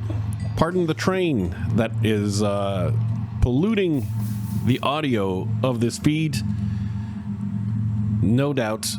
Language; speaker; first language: English; native; English